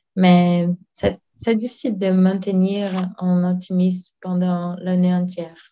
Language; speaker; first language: French; non-native, learner; Portuguese